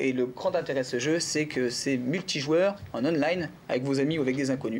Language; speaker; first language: French; native; French